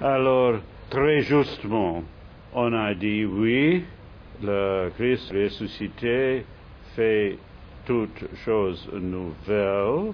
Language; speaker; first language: French; non-native, fluent; English